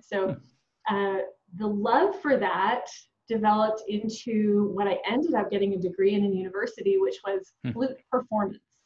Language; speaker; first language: English; native; English